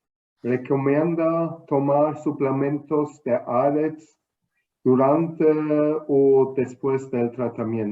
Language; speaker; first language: Spanish; non-native, fluent; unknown